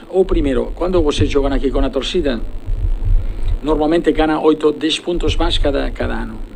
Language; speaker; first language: Portuguese; non-native, fluent; Spanish